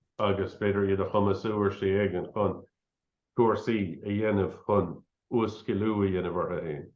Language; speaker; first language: Irish; non-native, local second language; English